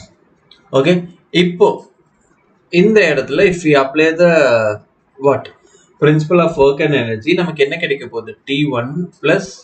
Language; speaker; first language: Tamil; native; Tamil